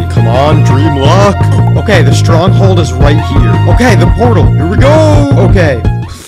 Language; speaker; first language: English; native; English